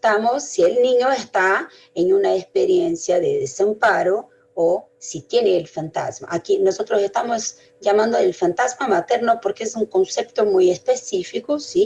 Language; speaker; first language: Spanish; non-native, fluent; Portuguese